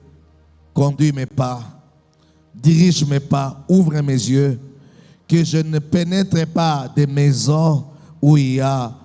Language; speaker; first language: French; non-native, local second language; Lingala